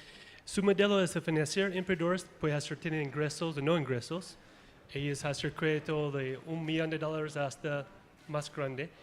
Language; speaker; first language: Spanish; non-native, fluent; English